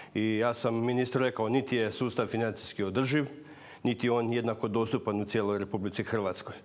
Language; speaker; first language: Croatian; native; Croatian